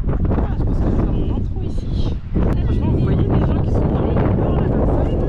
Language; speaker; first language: French; native; French